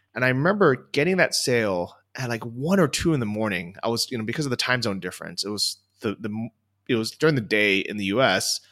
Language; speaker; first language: English; native; English